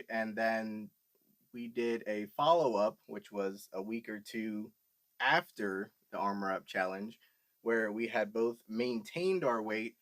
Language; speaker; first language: English; native; English